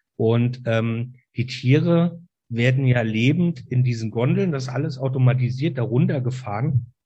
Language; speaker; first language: German; native; German